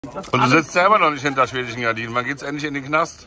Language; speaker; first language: German; native; German